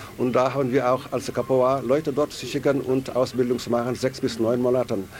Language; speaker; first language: German; non-native, fluent; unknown